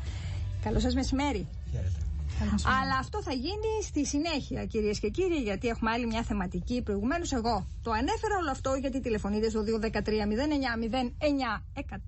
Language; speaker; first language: Greek; native; Greek